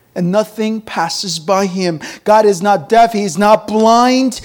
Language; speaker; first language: English; early bilingual, other home language; Korean